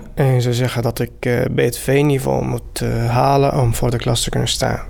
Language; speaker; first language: Dutch; non-native, fluent; Arabic